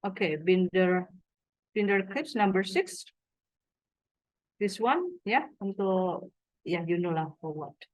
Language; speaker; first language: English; non-native, fluent; Indonesian